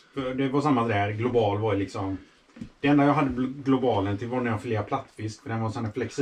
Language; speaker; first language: Swedish; native; Swedish